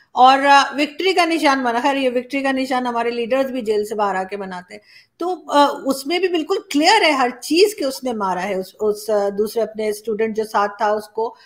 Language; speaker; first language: Urdu; native; Urdu